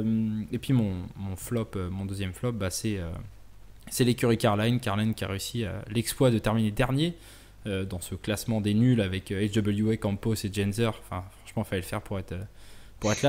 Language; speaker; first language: French; native; French